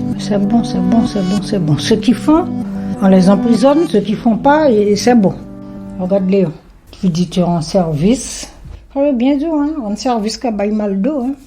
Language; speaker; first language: French; non-native, local second language; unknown